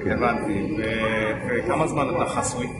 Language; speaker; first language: Hebrew; native; Hebrew